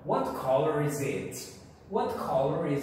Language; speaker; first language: English; non-native, fluent; Portuguese